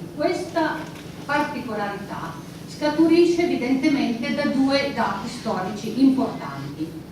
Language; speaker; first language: Italian; non-native, local second language; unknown